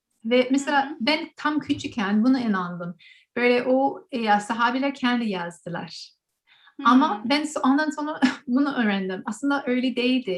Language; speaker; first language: Turkish; non-native, learner; English